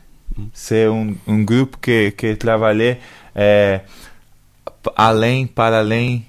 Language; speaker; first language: French; non-native, learner; Portuguese